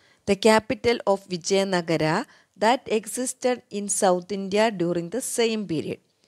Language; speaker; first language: English; non-native, local second language; Malayalam